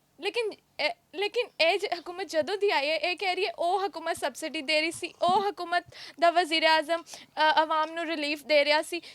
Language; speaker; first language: Punjabi; non-native, local second language; Urdu